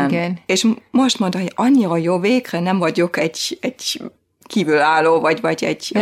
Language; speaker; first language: Hungarian; non-native, fluent; German